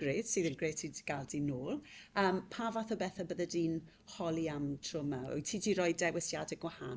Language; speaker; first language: Welsh; native; Welsh